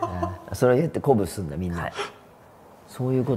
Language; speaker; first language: Japanese; native; Japanese